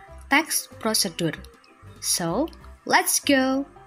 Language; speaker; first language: English; non-native, fluent; Indonesian